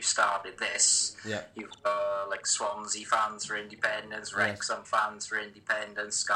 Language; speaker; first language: English; native; English